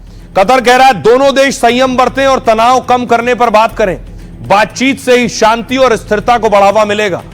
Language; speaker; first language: Hindi; native; Hindi